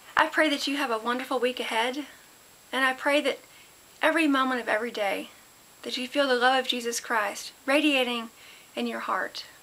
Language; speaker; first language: English; native; English